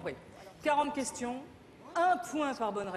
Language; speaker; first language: French; native; French